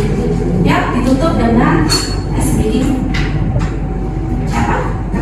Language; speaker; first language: Indonesian; native; Indonesian